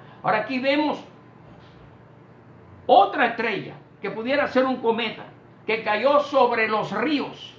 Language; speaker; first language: Spanish; native; Spanish